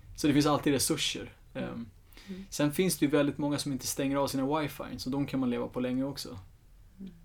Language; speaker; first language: Swedish; early bilingual, other home language; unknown